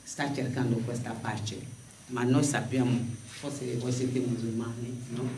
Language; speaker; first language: Italian; non-native, fluent; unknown